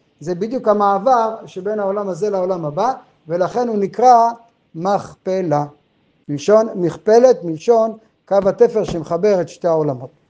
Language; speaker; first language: Hebrew; non-native, fluent; French